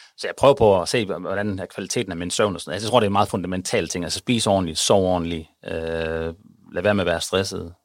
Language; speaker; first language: Danish; native; Danish